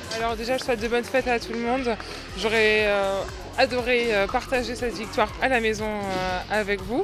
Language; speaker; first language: French; native; French